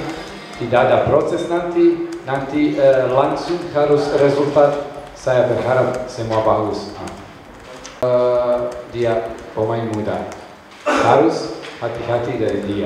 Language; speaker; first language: Indonesian; non-native, learner; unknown